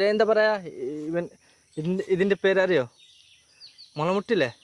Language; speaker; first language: Malayalam; non-native, learner; Bangla